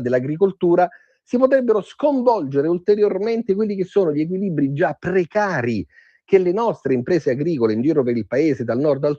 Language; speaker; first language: Italian; native; Italian